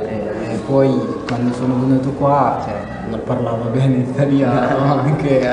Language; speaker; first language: Italian; non-native, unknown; Wolof